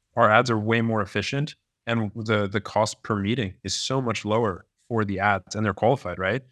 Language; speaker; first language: English; native; English